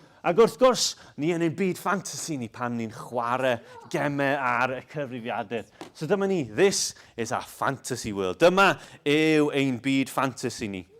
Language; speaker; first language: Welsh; non-native, local second language; English